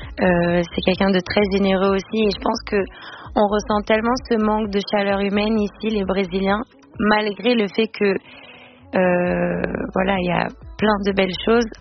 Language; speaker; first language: French; non-native, fluent; Portuguese